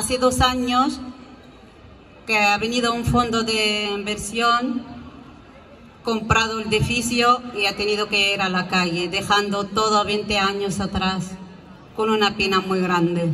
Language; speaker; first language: Spanish; non-native, fluent; Arabic